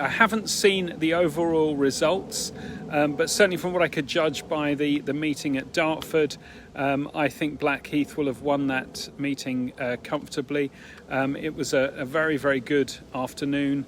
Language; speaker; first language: English; native; English